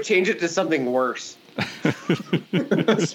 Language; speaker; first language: English; native; English